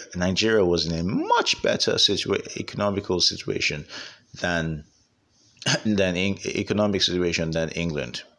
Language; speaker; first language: English; non-native, local second language; Igbo